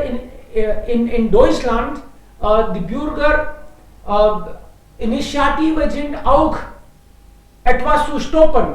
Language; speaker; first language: German; non-native, fluent; Hindi